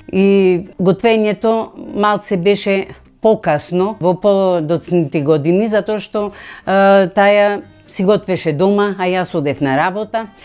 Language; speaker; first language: Macedonian; native; Macedonian